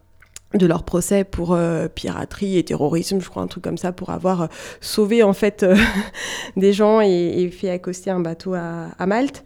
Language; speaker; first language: French; native; French